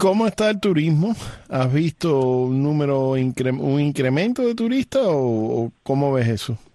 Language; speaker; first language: Spanish; early bilingual, heritage; Spanish